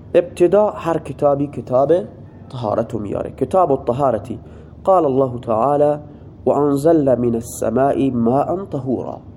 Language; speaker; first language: Persian; non-native, local second language; Baluchi